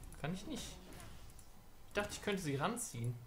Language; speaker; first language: German; native; German